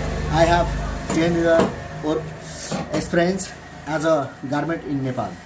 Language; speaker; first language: English; non-native, learner; Nepali